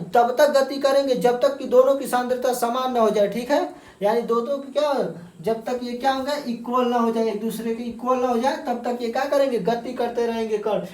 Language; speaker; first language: Hindi; native; Hindi